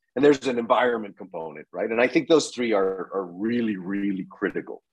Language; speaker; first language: English; non-native, fluent; Spanish